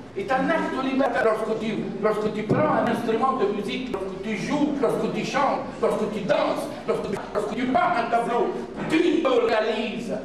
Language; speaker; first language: French; non-native, local second language; Arabic